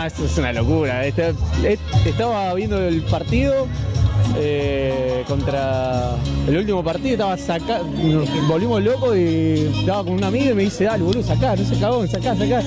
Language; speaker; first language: Spanish; native; Spanish